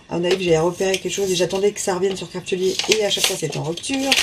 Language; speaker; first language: French; native; French